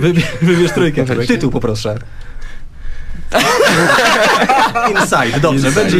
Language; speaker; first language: Polish; native; Polish